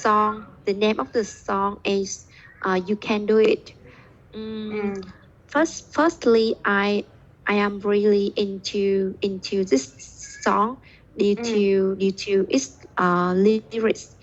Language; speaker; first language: English; non-native, learner; Vietnamese